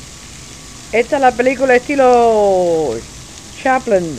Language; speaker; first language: Spanish; native; Spanish